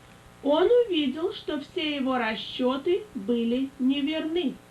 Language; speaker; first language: Russian; native; Russian